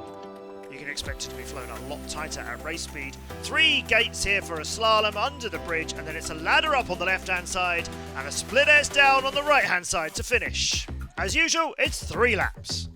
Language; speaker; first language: English; native; English